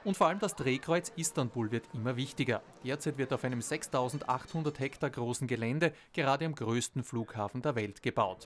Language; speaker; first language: German; native; German